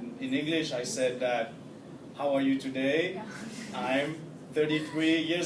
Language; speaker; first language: English; non-native, fluent; French